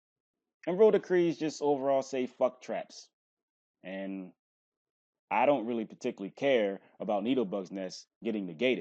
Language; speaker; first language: English; native; English